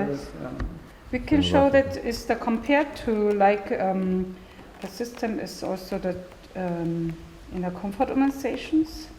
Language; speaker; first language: English; non-native, learner; German